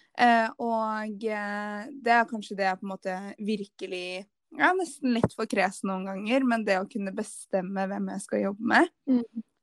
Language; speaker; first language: Norwegian; native; Norwegian